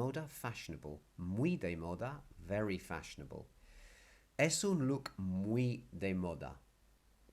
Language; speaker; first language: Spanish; non-native, fluent; English